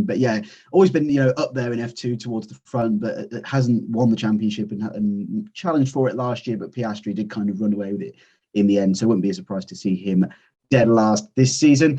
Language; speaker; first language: English; native; English